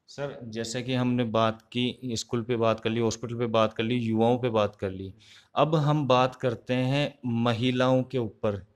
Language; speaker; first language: Hindi; native; Hindi